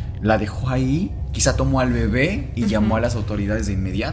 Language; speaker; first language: Spanish; native; Spanish